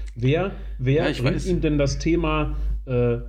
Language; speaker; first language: German; native; German